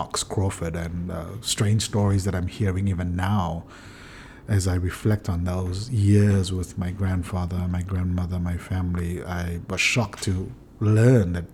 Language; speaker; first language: English; native; English